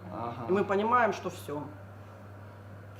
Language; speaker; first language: Russian; native; Russian